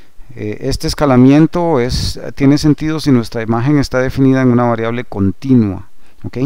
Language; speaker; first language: Spanish; native; Spanish